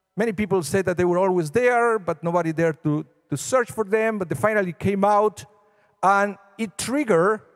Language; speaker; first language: English; non-native, fluent; Spanish